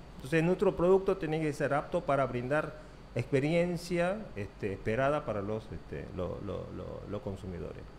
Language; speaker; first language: Spanish; early bilingual, other home language; Korean